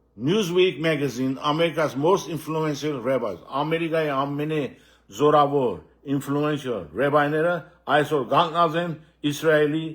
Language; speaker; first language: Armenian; early bilingual, heritage; Armenian